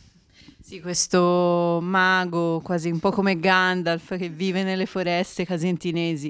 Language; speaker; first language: Italian; native; Italian